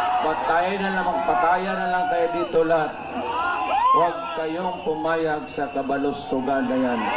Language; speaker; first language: Filipino; non-native, local second language; Cebuano